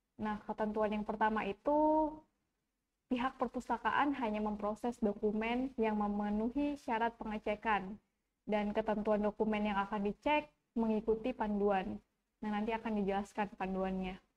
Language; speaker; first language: Indonesian; native; Indonesian